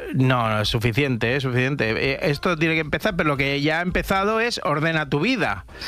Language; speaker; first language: Spanish; native; Spanish